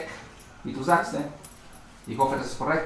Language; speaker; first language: German; non-native, learner; Spanish